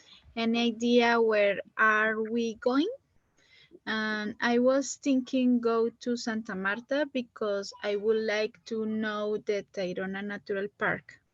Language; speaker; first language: English; non-native, learner; Spanish